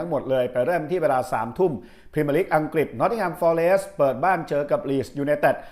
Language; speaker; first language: Thai; native; Thai